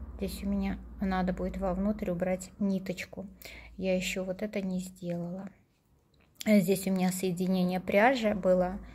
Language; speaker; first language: Russian; non-native, local second language; Armenian